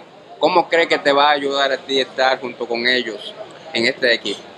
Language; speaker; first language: Spanish; native; Spanish